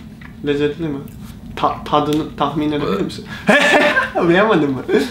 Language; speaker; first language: Turkish; non-native, learner; Japanese